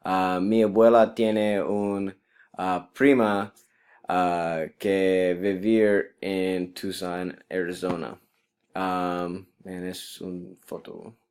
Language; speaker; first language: Spanish; non-native, learner; English